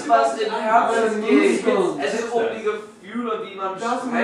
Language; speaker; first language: German; non-native, learner; English